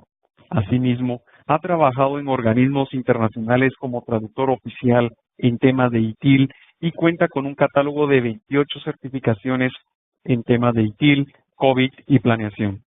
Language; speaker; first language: Spanish; native; Spanish